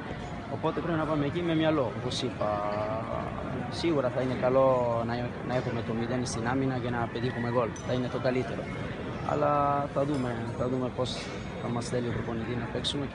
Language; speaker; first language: Greek; non-native, fluent; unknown